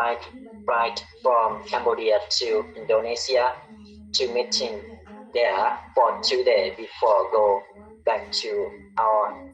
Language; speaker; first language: English; non-native, learner; Khmer